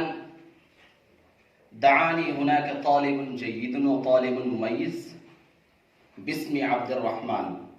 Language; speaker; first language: Arabic; non-native, fluent; Urdu